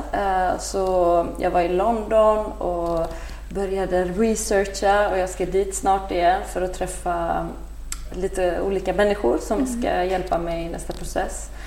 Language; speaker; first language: Swedish; early bilingual, other home language; Persian